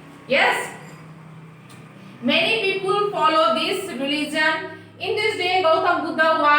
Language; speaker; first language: English; non-native, local second language; Nepali